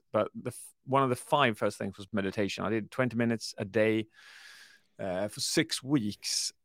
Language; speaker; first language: English; early bilingual, other home language; Swedish